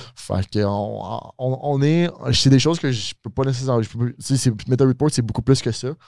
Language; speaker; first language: French; native; French